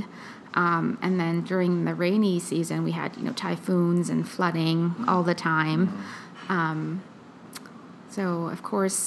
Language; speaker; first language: English; early bilingual, other home language; Filipino